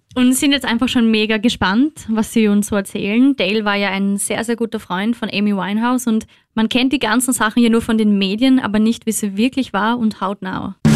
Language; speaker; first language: German; native; German